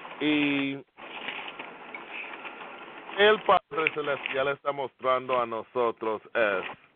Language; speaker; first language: Spanish; non-native, fluent; English